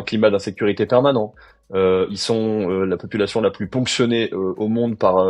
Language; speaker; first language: French; native; French